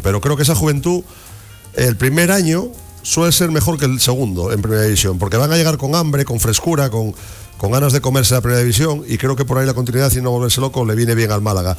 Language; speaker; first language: Spanish; native; Spanish